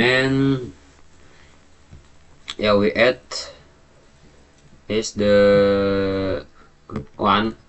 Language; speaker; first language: English; non-native, learner; Indonesian